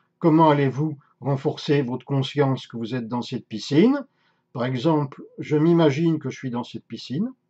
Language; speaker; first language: French; native; French